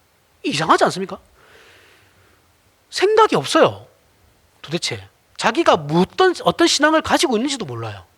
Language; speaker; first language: Korean; native; Korean